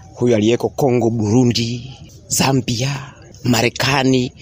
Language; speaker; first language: Swahili; non-native, local second language; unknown